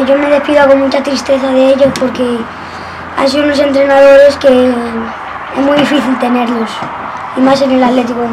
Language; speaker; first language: Spanish; native; Spanish